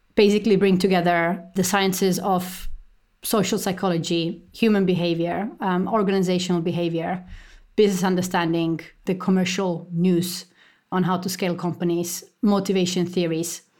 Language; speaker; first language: English; non-native, fluent; Estonian